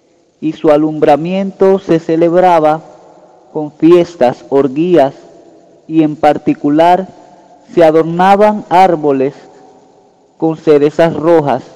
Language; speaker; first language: Spanish; native; Spanish